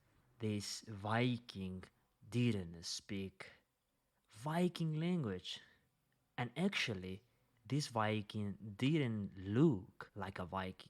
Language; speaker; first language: English; non-native, fluent; Spanish